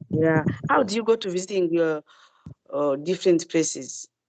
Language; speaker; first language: English; non-native, learner; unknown